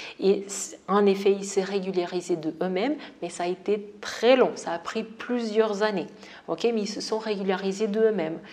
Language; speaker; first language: French; non-native, fluent; Portuguese